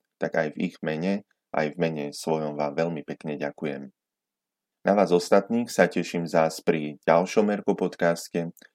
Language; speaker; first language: Slovak; native; Slovak